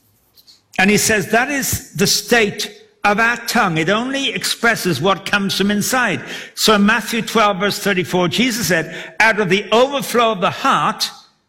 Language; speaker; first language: English; native; English